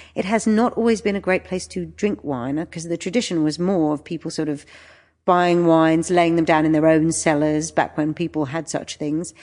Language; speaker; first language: English; native; English